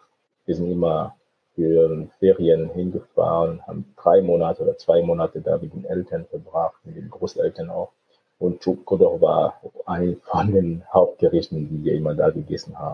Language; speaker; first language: German; non-native, fluent; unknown